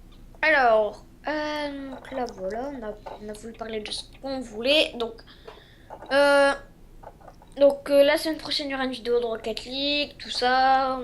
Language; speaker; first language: French; native; French